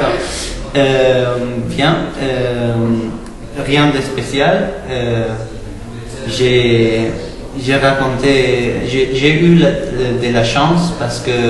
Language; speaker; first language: French; non-native, learner; Spanish